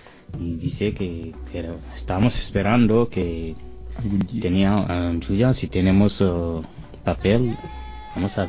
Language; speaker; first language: Spanish; non-native, learner; French